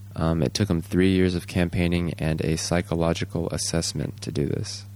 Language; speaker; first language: English; early bilingual, other home language; Japanese